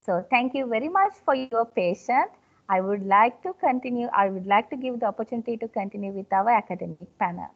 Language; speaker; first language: English; non-native, local second language; Sinhala